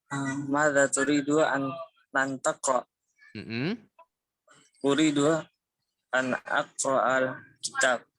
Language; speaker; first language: Arabic; non-native, learner; Indonesian